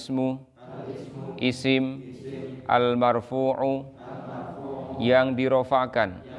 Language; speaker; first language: Arabic; non-native, fluent; Indonesian